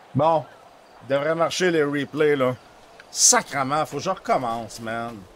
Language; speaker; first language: French; native; French